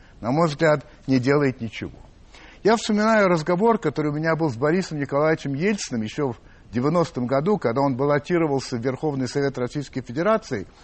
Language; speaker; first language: Russian; native; Russian